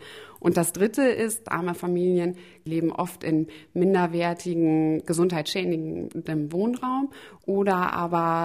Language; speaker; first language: German; native; German